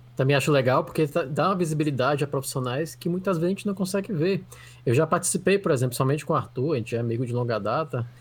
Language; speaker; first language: Portuguese; native; Portuguese